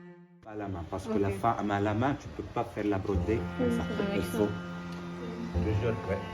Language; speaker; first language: French; non-native, local second language; Arabic